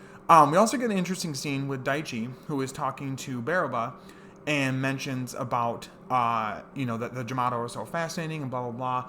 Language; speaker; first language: English; native; English